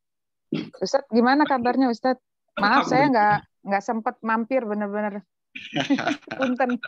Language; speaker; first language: Indonesian; native; Indonesian